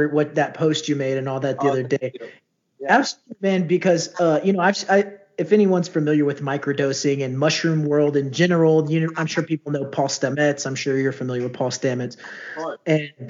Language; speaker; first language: English; native; English